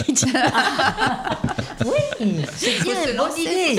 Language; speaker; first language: French; non-native, fluent; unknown